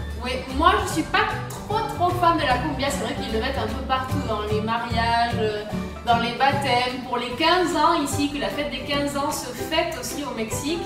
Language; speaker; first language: French; native; French